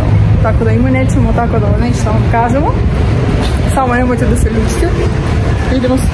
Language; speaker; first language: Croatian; non-native, learner; Russian